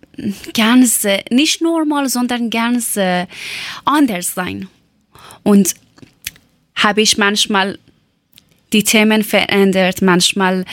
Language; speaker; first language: German; non-native, learner; Persian